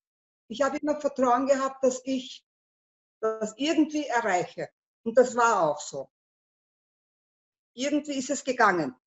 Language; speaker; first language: German; non-native, learner; Turkish